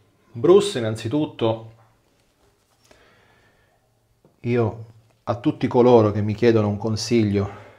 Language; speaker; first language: Italian; native; Italian